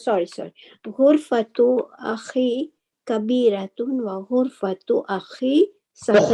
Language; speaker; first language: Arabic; non-native, learner; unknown